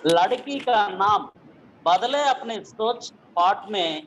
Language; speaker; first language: Hindi; non-native, local second language; Telugu